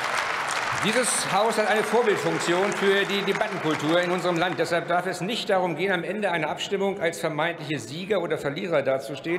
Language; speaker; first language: German; native; German